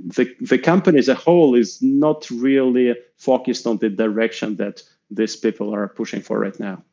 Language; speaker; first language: English; non-native, fluent; Russian